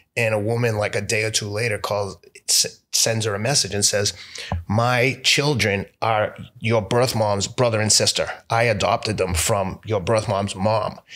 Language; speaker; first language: English; native; English